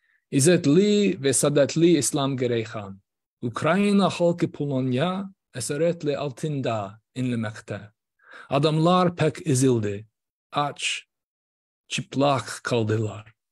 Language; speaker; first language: Ukrainian; non-native, fluent; English